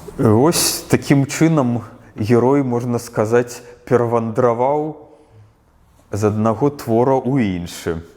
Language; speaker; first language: Belarusian; native; Belarusian